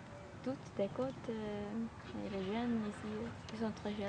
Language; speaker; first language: French; non-native, learner; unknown